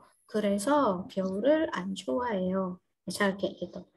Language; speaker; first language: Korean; non-native, fluent; Indonesian